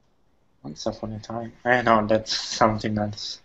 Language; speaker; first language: English; non-native, fluent; Italian